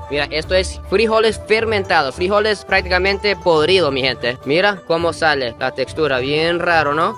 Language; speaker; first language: Spanish; non-native, fluent; Japanese